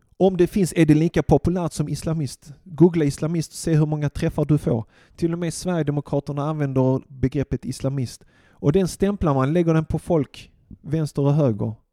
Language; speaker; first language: Swedish; early bilingual, other home language; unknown